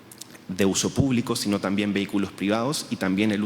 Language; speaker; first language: Spanish; native; Spanish